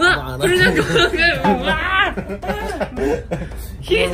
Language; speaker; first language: Korean; non-native, learner; Japanese